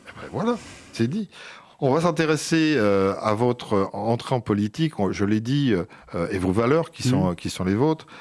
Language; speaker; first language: French; native; French